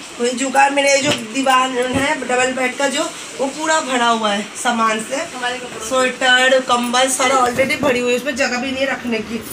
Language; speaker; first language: Hindi; native; Hindi